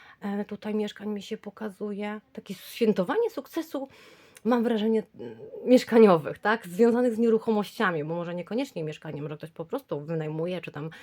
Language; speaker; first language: Polish; native; Polish